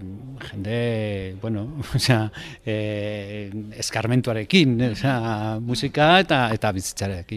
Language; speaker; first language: Basque; non-native, local second language; Spanish